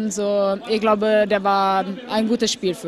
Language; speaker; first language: German; non-native, fluent; Italian